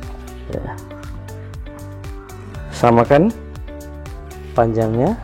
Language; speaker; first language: Indonesian; native; Indonesian